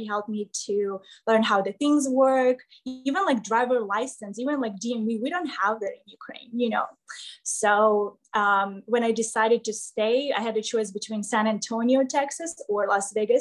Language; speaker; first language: English; non-native, fluent; Ukrainian